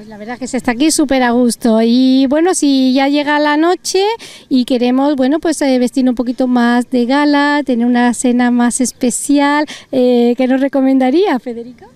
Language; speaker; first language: Spanish; native; Spanish